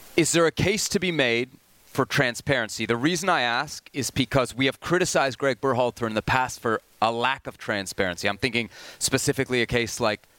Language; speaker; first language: English; native; English